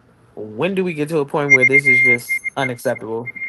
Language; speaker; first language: English; native; English